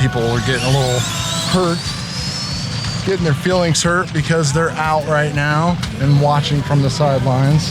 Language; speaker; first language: English; native; English